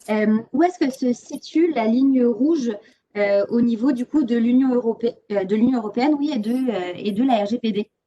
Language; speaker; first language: French; native; French